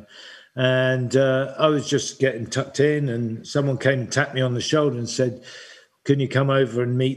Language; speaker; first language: English; native; English